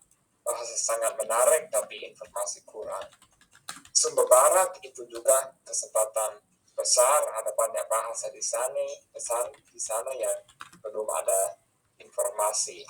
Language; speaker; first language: Indonesian; non-native, fluent; English